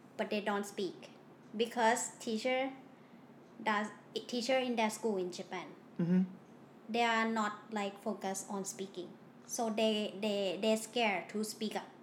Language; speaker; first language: English; non-native, learner; Thai